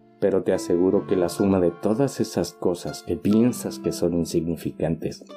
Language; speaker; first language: Spanish; native; Spanish